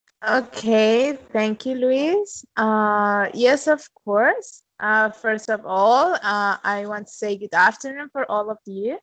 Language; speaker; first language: English; non-native, fluent; Spanish